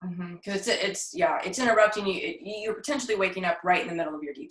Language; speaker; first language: English; native; English